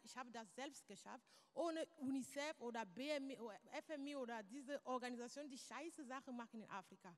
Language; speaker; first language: German; non-native, learner; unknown